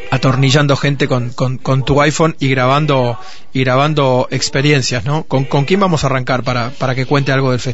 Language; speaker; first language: Spanish; native; Spanish